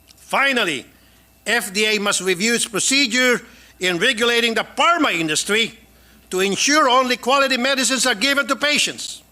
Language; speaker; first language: English; non-native, local second language; Filipino